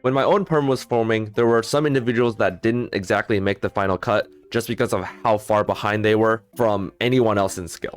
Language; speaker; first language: English; native; English